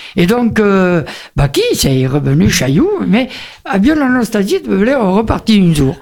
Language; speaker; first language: French; native; French